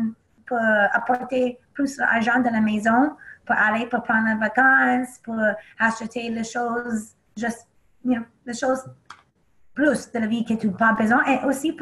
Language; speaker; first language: French; non-native, learner; English